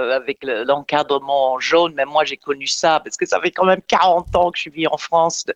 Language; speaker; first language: French; non-native, fluent; English